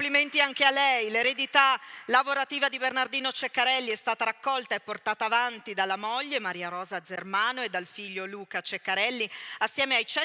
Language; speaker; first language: Italian; native; Italian